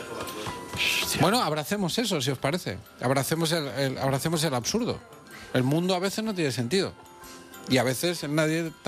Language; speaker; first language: Spanish; native; Spanish